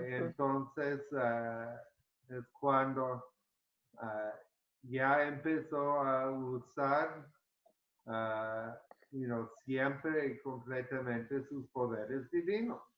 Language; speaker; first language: Spanish; early bilingual, heritage; Spanish